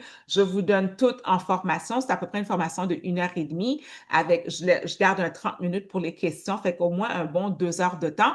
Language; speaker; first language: French; native; French